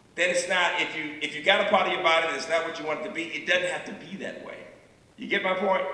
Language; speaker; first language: English; native; English